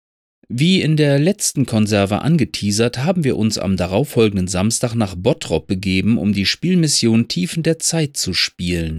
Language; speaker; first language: German; native; German